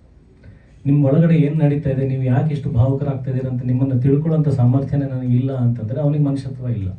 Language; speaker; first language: Kannada; native; Kannada